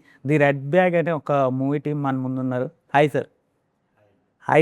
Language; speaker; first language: Telugu; native; Telugu